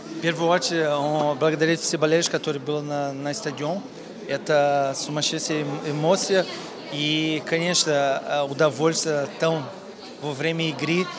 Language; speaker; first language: Russian; non-native, learner; Portuguese